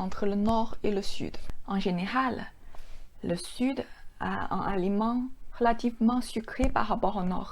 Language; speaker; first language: French; non-native, fluent; Chinese